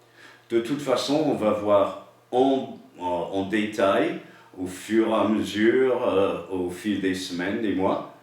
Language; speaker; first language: French; non-native, fluent; English